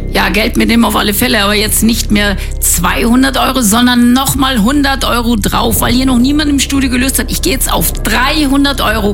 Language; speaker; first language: German; native; German